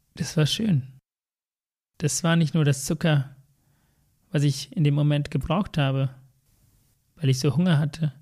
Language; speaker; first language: German; non-native, fluent; Tamil